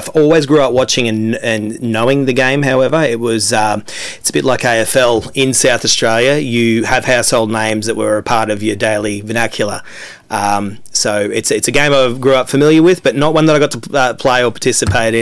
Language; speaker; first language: English; native; English